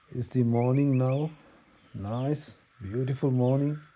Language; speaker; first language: English; non-native, local second language; Sinhala